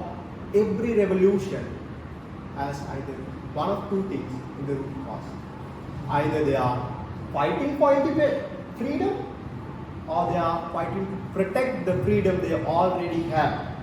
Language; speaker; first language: English; non-native, local second language; Sinhala